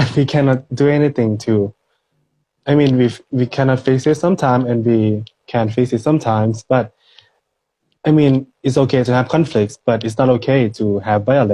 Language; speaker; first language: English; non-native, fluent; Thai